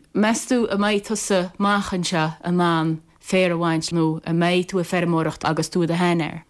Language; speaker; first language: Irish; native; Irish